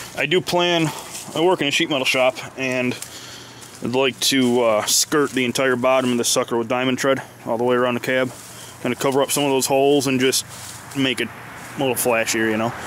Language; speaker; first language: English; native; English